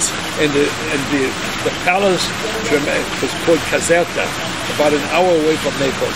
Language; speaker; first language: English; non-native, fluent; German